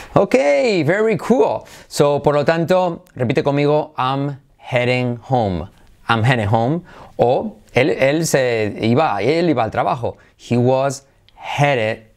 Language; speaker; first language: English; non-native, fluent; Spanish